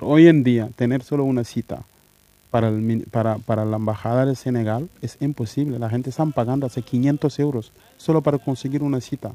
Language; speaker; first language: Spanish; non-native, fluent; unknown